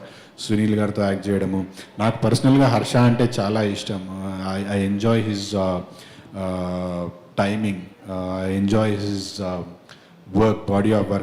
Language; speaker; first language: Telugu; native; Telugu